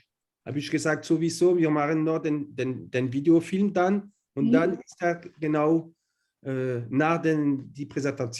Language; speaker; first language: German; non-native, learner; French